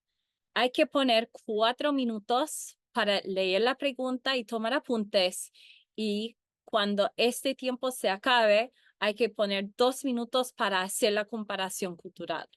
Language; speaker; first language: Spanish; early bilingual, heritage; Spanish